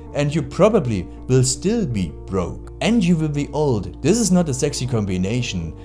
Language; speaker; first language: English; non-native, fluent; German